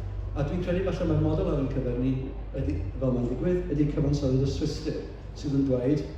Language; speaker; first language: Welsh; native; Welsh